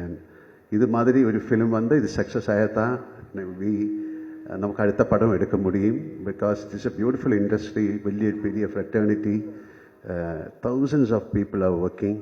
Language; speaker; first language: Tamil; non-native, local second language; Malayalam